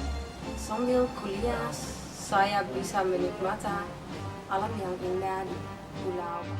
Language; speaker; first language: Indonesian; non-native, learner; German